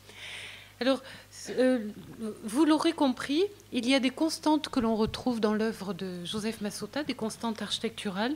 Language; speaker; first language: French; native; French